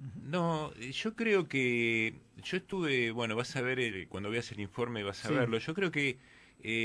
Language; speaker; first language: Spanish; native; Spanish